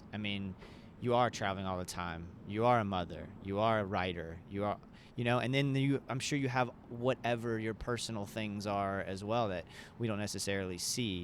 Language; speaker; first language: English; native; English